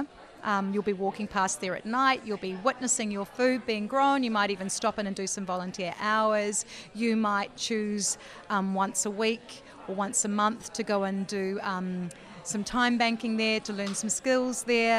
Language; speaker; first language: English; native; English